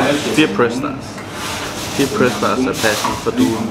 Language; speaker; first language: Danish; early bilingual, other home language; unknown